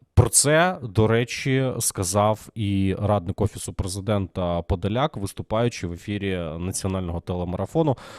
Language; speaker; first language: Ukrainian; native; Ukrainian